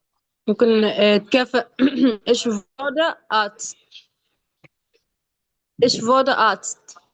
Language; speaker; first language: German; non-native, fluent; Arabic